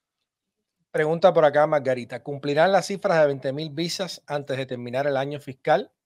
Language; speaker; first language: Spanish; native; Spanish